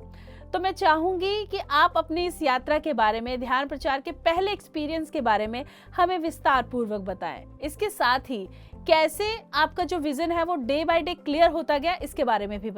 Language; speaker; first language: Hindi; native; Hindi